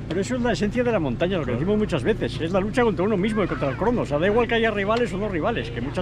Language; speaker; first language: Spanish; native; Spanish